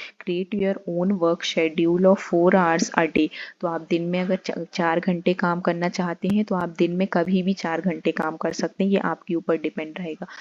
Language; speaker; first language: Hindi; native; Hindi